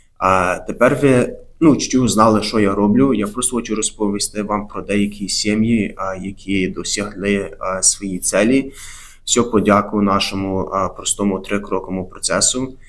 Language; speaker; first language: Ukrainian; early bilingual, heritage; Ukrainian